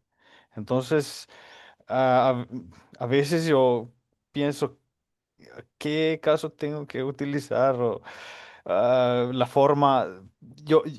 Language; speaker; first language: Spanish; non-native, fluent; Finnish